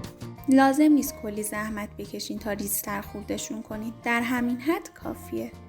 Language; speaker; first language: Persian; native; Persian